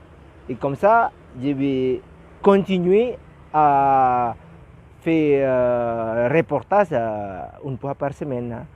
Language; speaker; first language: French; non-native, learner; Indonesian